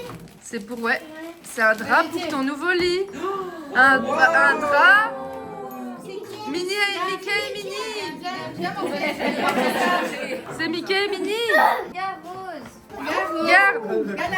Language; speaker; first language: French; native; French